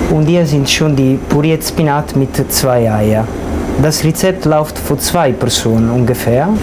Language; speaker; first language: German; non-native, learner; Italian